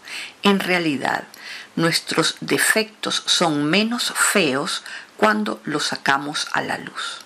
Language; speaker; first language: Spanish; native; Spanish